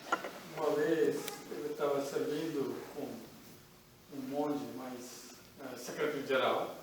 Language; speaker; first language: Portuguese; non-native, learner; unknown